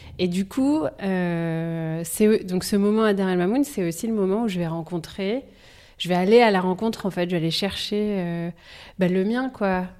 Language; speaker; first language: French; native; French